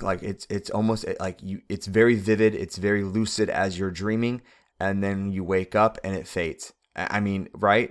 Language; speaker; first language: English; native; English